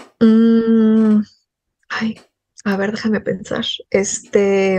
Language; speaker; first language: Spanish; native; Spanish